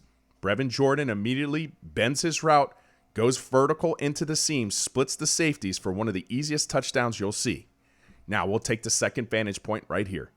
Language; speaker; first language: English; native; English